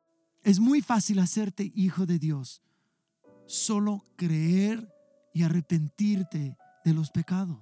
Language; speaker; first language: Spanish; non-native, fluent; English